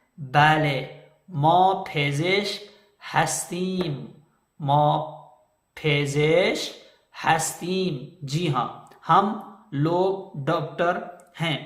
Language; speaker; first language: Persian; non-native, fluent; Urdu